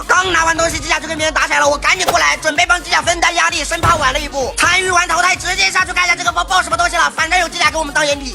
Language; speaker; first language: Chinese; native; Chinese